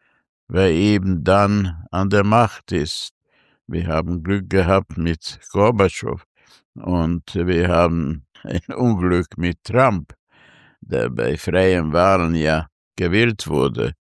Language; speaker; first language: German; non-native, fluent; Hungarian